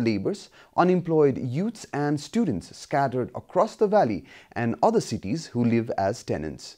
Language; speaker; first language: English; non-native, fluent; Nepali